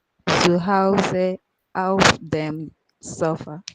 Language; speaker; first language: German; non-native, learner; Akan